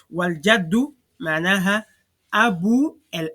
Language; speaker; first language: Arabic; non-native, fluent; French